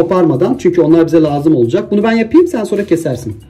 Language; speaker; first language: Turkish; native; Turkish